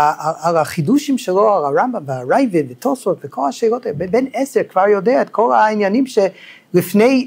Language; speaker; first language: Hebrew; non-native, fluent; English